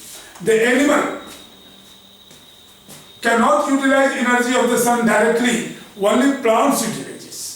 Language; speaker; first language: English; non-native, local second language; Hindi